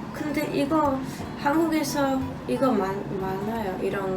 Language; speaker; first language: Korean; non-native, learner; Polish